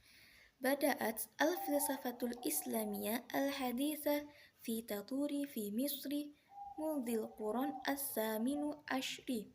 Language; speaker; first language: Arabic; non-native, learner; Indonesian